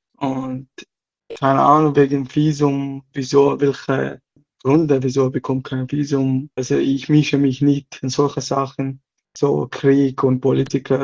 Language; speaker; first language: German; non-native, learner; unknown